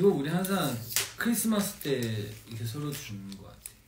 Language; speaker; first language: Korean; non-native, fluent; Chinese